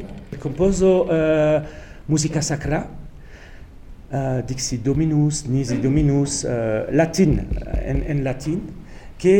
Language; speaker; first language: Spanish; non-native, fluent; French